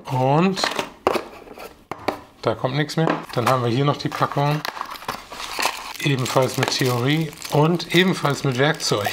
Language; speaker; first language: German; native; German